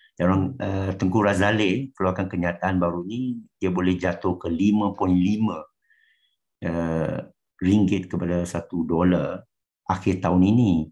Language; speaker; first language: Malay; non-native, local second language; Chinese